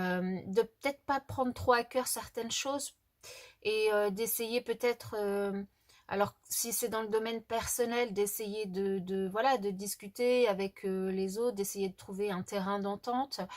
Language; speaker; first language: French; native; French